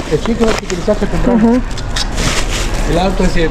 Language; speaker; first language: Spanish; native; Spanish